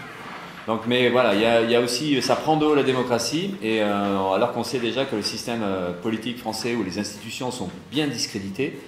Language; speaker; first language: French; native; French